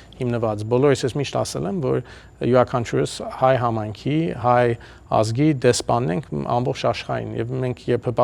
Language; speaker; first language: Armenian; early bilingual, heritage; Armenian